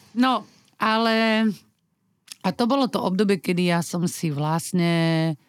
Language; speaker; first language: Slovak; native; Slovak